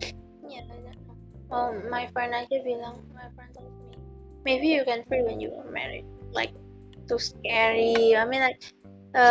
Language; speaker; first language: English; non-native, learner; Javanese